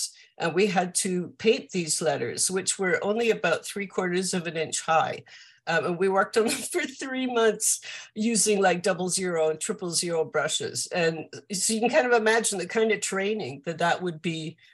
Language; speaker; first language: English; native; English